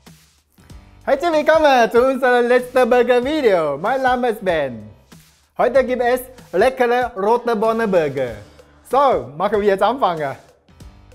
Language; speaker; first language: German; non-native, learner; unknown